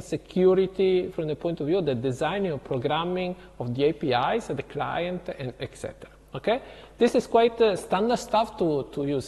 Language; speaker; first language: English; non-native, fluent; Italian